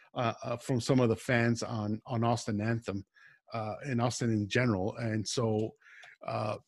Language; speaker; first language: English; native; English